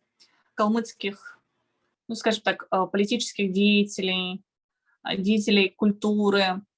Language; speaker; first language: Russian; native; Russian